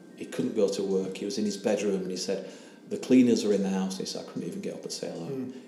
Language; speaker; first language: English; native; English